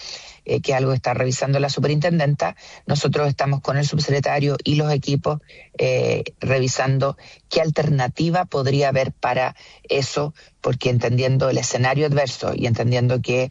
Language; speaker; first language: Spanish; native; Spanish